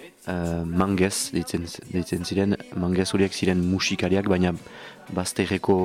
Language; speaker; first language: Basque; non-native, learner; French